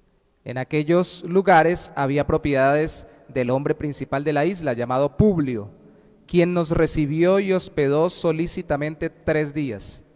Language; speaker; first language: Spanish; native; Spanish